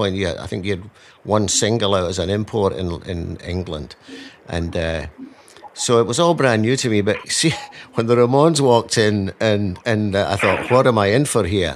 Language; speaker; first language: English; native; English